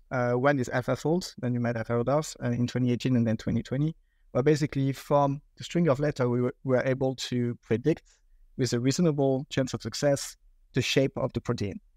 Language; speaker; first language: English; non-native, fluent; French